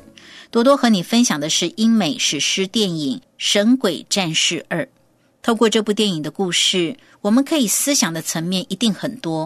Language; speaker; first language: Chinese; native; Chinese